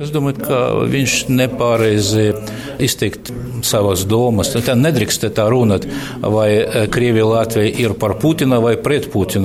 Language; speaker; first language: Latvian; non-native, local second language; Russian